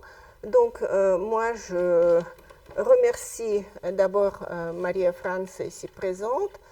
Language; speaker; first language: French; non-native, fluent; Russian